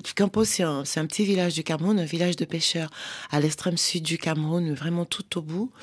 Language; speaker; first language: French; native; French